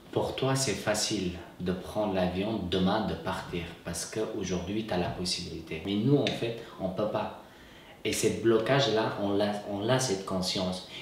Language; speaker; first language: French; non-native, fluent; Persian